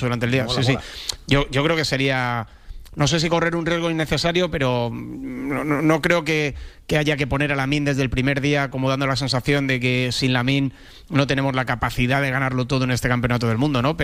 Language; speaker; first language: Spanish; native; Spanish